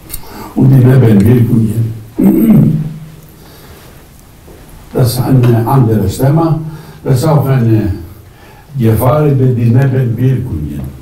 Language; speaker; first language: German; non-native, fluent; Greek